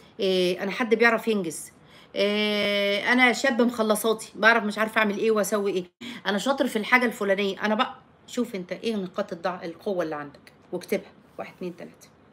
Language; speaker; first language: Arabic; native; Arabic